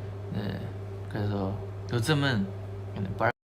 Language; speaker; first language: Korean; non-native, fluent; Chinese